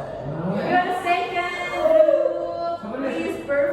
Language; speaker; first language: English; non-native, learner; Indonesian